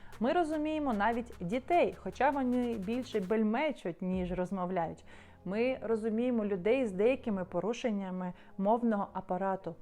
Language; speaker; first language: Ukrainian; non-native, local second language; Russian